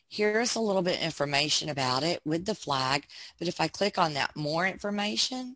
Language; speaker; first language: English; native; English